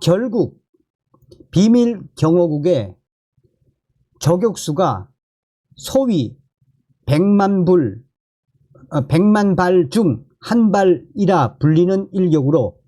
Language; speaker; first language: Korean; native; Korean